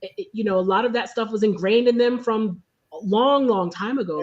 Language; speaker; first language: English; native; English